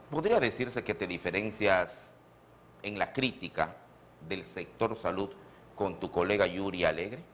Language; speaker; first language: Spanish; native; Spanish